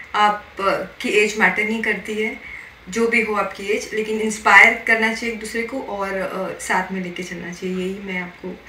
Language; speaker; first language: Hindi; non-native, local second language; Marathi